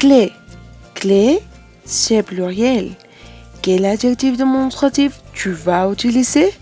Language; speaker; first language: French; non-native, fluent; Spanish